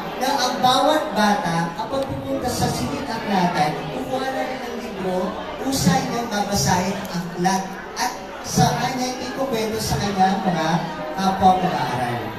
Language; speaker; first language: Filipino; native; Filipino